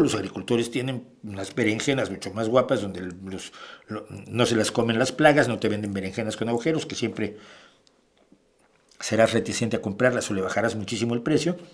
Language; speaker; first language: Spanish; native; Spanish